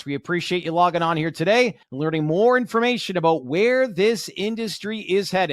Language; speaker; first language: English; native; English